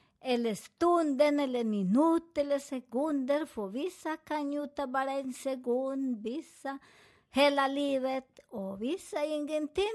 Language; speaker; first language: Swedish; non-native, learner; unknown